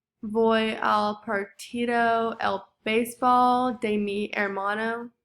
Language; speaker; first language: Spanish; non-native, learner; English